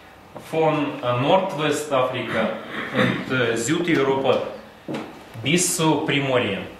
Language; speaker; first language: German; non-native, learner; Russian